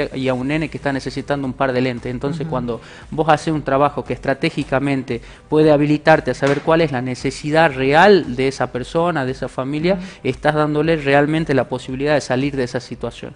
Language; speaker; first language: Spanish; native; Spanish